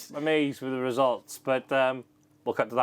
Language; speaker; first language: English; native; English